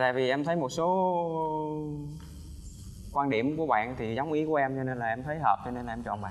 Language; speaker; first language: Vietnamese; native; Vietnamese